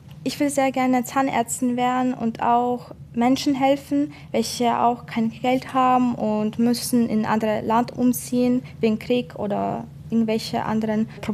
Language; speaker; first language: German; non-native, fluent; Ukrainian